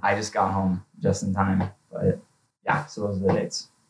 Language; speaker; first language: English; native; English